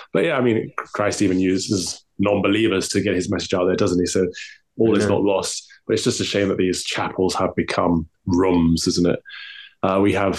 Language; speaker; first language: English; native; English